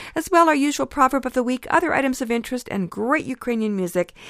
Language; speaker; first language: English; early bilingual, other home language; Ukrainian